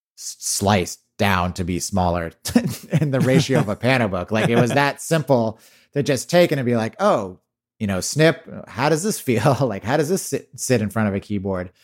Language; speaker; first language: English; native; English